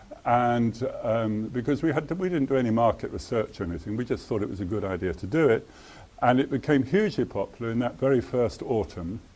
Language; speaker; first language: English; native; English